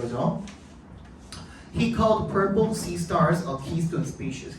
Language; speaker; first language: English; non-native, fluent; Korean